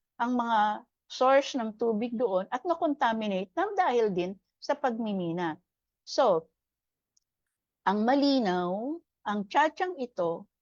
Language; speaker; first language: Filipino; native; Filipino